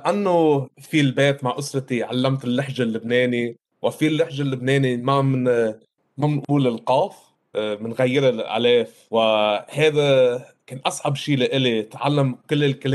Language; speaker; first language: Arabic; early bilingual, heritage; Arabic